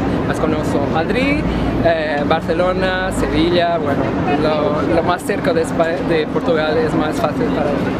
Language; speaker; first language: Spanish; non-native, learner; Portuguese